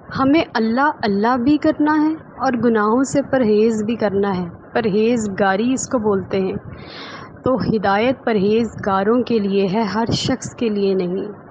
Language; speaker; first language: Urdu; native; Urdu